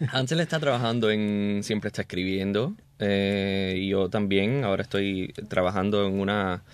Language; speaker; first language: Spanish; early bilingual, heritage; Spanish